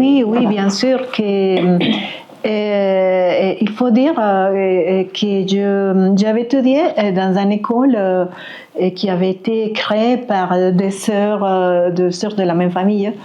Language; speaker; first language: French; non-native, fluent; Spanish